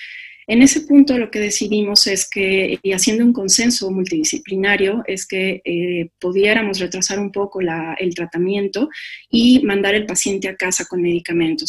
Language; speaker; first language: Spanish; native; Spanish